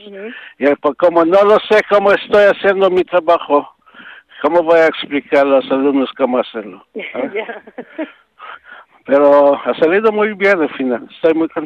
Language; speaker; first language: Spanish; non-native, learner; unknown